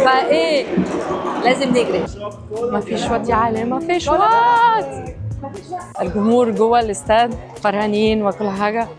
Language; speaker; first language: Egyptian Arabic; non-native, fluent; English